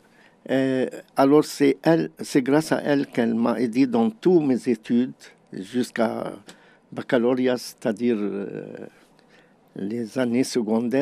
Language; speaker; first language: French; non-native, fluent; Arabic